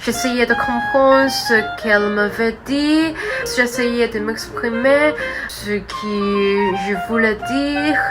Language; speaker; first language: French; non-native, learner; Cantonese